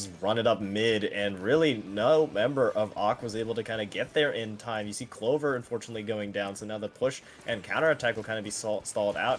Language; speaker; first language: English; native; English